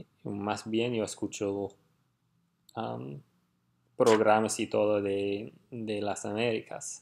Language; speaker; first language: Spanish; non-native, fluent; English